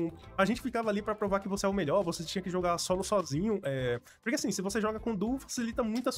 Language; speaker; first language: Portuguese; native; Portuguese